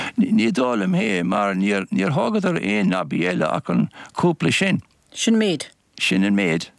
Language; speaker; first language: Irish; native; Irish